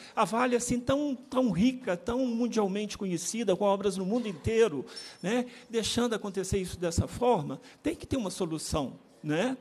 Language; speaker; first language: Portuguese; native; Portuguese